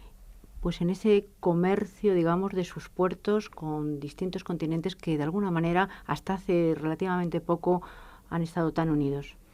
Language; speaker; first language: Spanish; native; Spanish